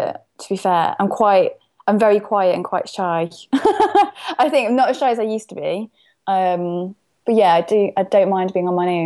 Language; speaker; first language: English; native; English